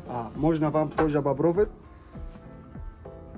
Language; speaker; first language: Russian; non-native, learner; Arabic